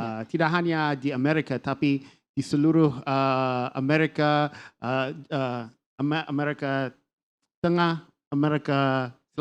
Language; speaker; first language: Indonesian; non-native, learner; English